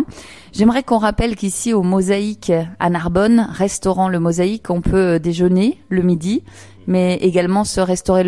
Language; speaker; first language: French; native; French